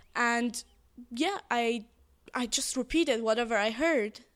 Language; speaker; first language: English; non-native, fluent; Persian